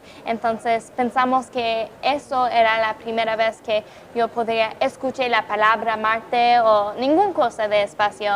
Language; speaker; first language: Spanish; non-native, fluent; English